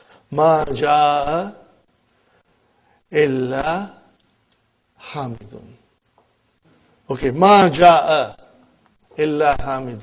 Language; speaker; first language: Arabic; non-native, fluent; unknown